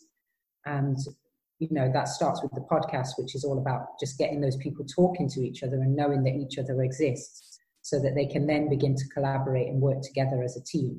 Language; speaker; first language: English; native; English